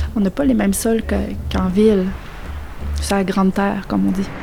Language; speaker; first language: French; native; French